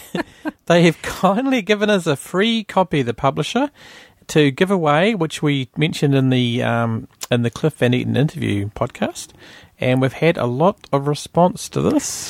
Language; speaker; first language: English; native; English